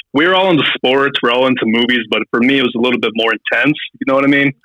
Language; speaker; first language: English; native; English